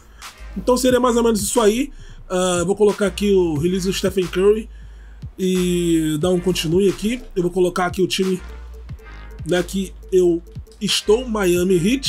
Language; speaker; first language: Portuguese; native; Portuguese